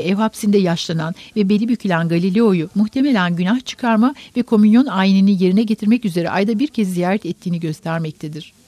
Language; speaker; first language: Turkish; native; Turkish